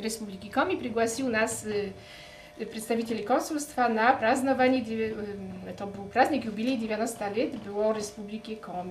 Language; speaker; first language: Russian; non-native, fluent; Polish